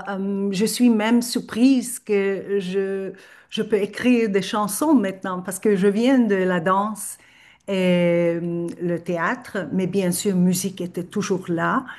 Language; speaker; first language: French; non-native, fluent; Turkish